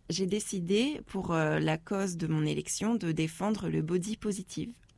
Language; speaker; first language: French; native; French